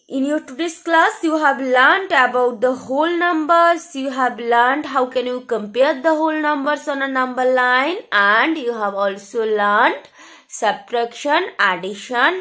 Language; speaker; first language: English; non-native, local second language; Bangla